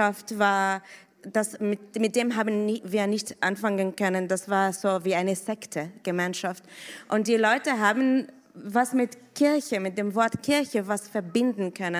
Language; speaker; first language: German; non-native, fluent; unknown